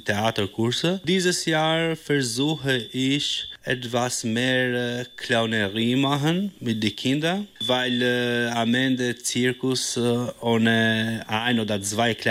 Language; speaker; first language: German; non-native, learner; Albanian